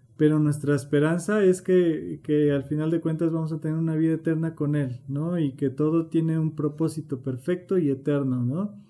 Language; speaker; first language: Spanish; native; Spanish